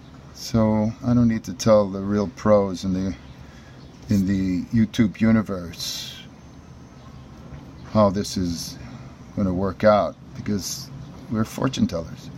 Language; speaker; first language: English; native; English